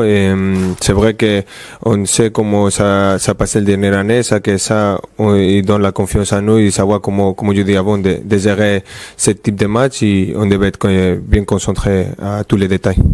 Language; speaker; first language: French; non-native, fluent; Spanish